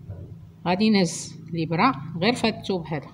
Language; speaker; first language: Arabic; native; Arabic